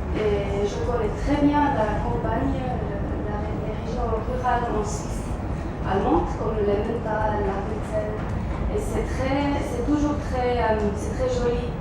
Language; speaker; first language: French; non-native, local second language; German